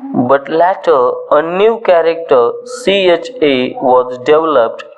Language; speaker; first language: English; non-native, local second language; Marathi